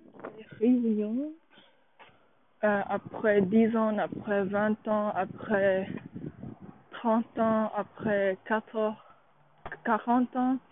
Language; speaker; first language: French; non-native, learner; English